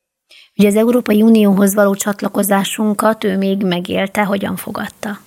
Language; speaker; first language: Hungarian; native; Hungarian